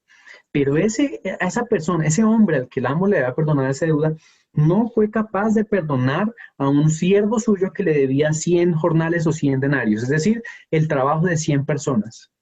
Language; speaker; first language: Spanish; native; Spanish